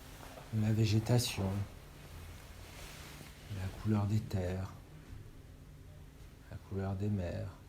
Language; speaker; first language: French; native; French